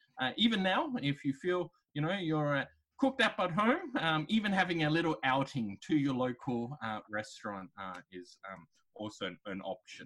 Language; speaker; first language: English; native; English